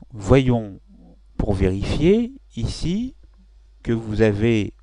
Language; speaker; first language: French; native; French